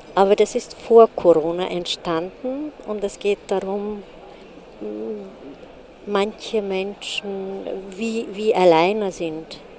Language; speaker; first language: German; non-native, fluent; Hungarian